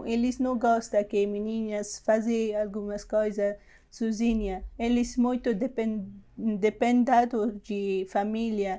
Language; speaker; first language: Portuguese; non-native, learner; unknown